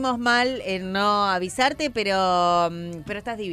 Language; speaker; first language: Spanish; native; Spanish